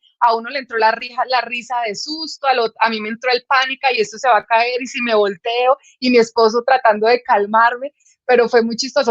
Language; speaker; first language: Spanish; native; Spanish